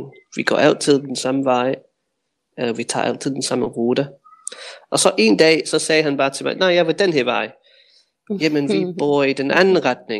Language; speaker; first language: Danish; non-native, fluent; English